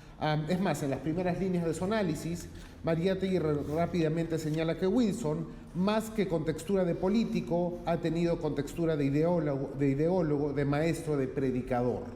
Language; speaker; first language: Spanish; native; Spanish